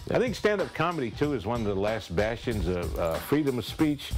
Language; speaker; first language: English; native; English